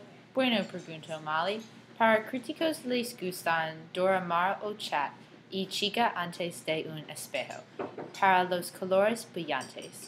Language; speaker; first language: Spanish; non-native, learner; English